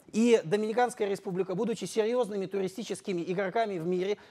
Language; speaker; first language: Russian; native; Russian